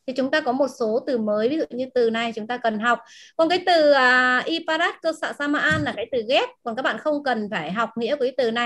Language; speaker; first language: Vietnamese; native; Vietnamese